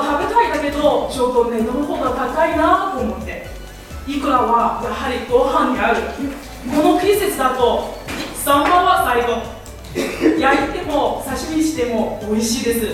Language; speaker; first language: Japanese; non-native, fluent; Chinese